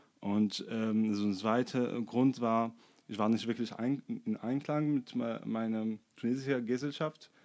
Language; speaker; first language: German; non-native, fluent; Arabic